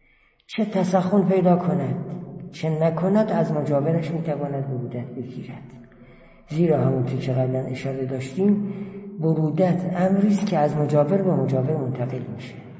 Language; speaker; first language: Persian; native; Persian